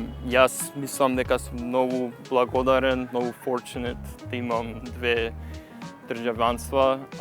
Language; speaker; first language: Macedonian; early bilingual, heritage; Macedonian